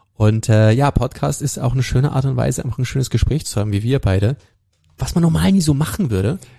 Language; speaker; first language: German; early bilingual, heritage; German